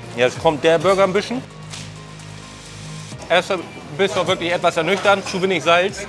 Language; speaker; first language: German; native; German